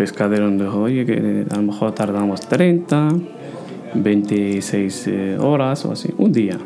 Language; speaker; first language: Spanish; non-native, fluent; Arabic